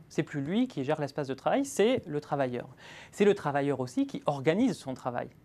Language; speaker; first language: French; native; French